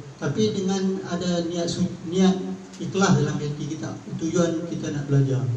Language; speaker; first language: Malay; native; Malay